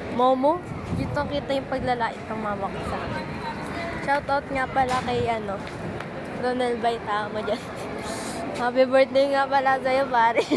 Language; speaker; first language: Filipino; native; Filipino